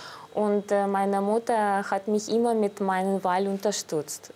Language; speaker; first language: German; non-native, fluent; Russian